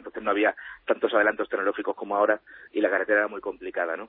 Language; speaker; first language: Spanish; native; Spanish